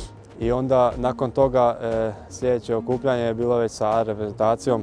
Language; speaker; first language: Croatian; early bilingual, heritage; Croatian